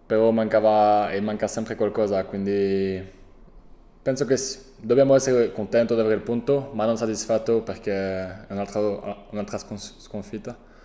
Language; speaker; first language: Italian; non-native, fluent; French